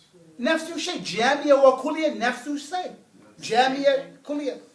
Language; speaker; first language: Arabic; non-native, fluent; English